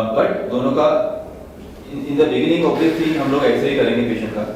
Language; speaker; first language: Hindi; non-native, local second language; Marathi